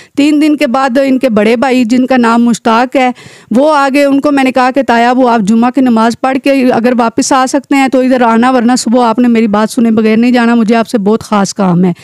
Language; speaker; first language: Urdu; non-native, local second language; Pahari-Potwari